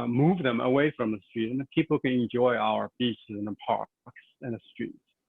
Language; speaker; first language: English; non-native, fluent; Chinese